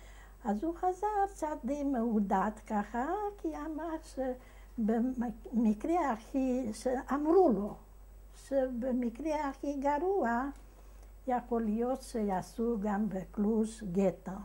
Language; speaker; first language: Hebrew; non-native, fluent; Hungarian